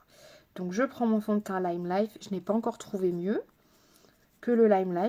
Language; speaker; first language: French; native; French